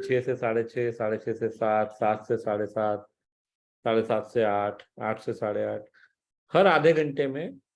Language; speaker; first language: Hindi; native; Hindi